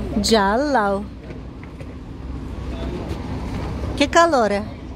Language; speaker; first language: Italian; non-native, learner; Russian